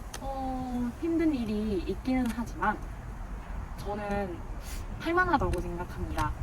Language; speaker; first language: Korean; non-native, fluent; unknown